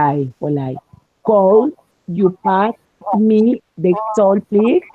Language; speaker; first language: English; non-native, learner; Spanish